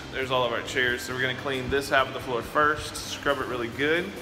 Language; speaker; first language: English; native; English